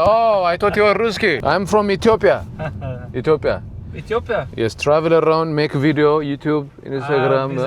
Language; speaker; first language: English; non-native, fluent; Amharic